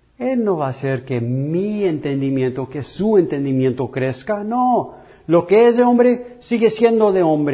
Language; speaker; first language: Spanish; early bilingual, heritage; English